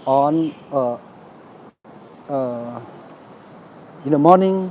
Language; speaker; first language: English; non-native, learner; Thai